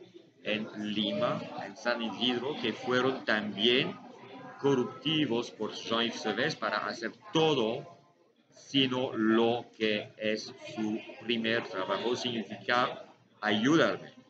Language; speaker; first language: Spanish; non-native, learner; French